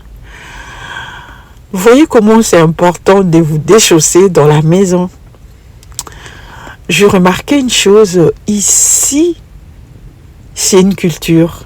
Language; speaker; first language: French; non-native, local second language; Lingala